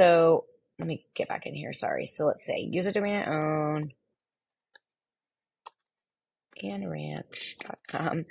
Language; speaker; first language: English; native; English